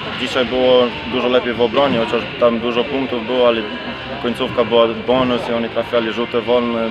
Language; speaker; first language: Polish; non-native, fluent; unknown